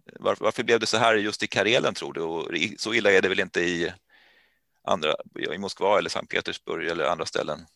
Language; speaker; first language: Swedish; native; Swedish